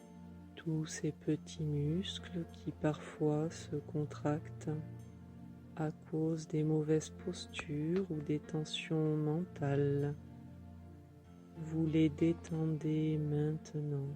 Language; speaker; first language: French; native; French